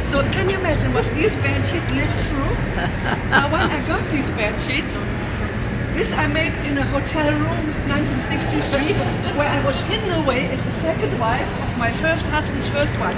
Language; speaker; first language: English; non-native, fluent; German